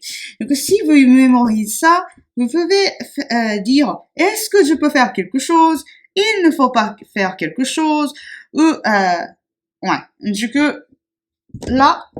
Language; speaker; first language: French; non-native, fluent; Japanese